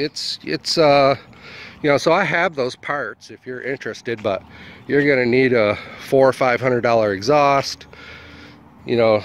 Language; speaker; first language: English; native; English